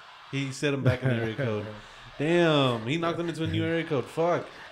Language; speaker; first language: English; early bilingual, other home language; Spanish